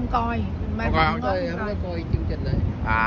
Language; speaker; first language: Vietnamese; native; Vietnamese